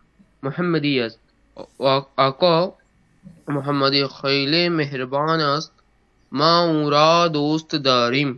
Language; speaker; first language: Persian; non-native, learner; Bangla